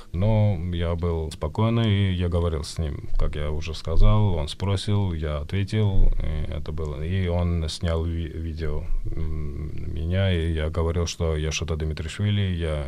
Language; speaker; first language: Russian; non-native, fluent; Georgian